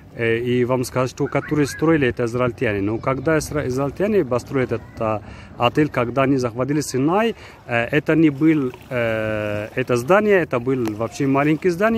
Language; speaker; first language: Russian; non-native, fluent; Arabic